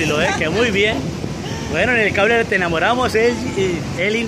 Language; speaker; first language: Spanish; native; Spanish